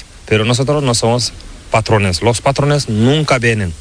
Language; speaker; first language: Spanish; non-native, learner; Fula